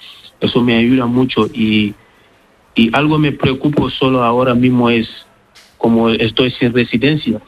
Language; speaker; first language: Spanish; non-native, learner; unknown